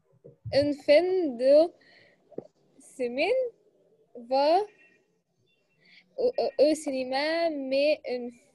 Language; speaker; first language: French; non-native, learner; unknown